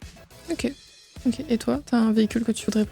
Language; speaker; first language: French; native; French